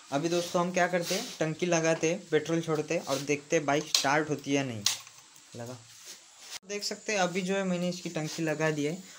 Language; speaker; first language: Hindi; non-native, local second language; Marathi